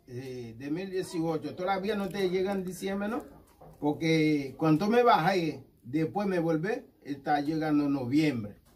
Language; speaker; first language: Spanish; non-native, learner; Haitian Creole